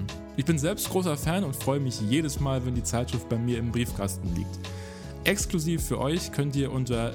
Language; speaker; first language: German; native; German